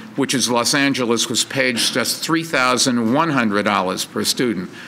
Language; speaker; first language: English; native; English